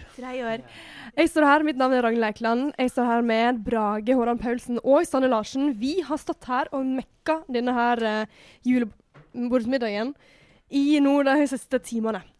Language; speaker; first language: Norwegian; native; Norwegian